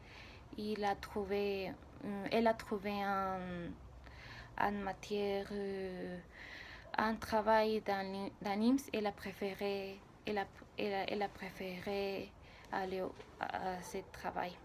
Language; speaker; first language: French; non-native, learner; Spanish